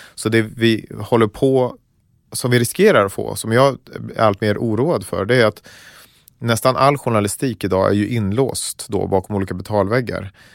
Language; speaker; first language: Swedish; native; Swedish